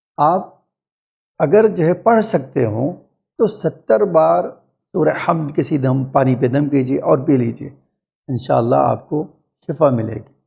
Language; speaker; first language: Urdu; native; Urdu